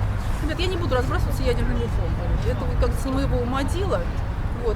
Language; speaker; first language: Russian; native; Russian